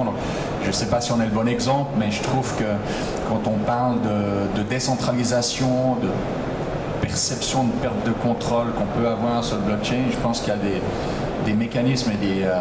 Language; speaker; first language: French; native; French